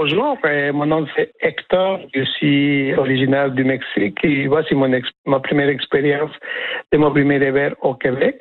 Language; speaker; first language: French; non-native, fluent; Spanish